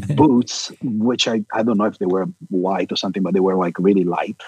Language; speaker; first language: English; non-native, fluent; Italian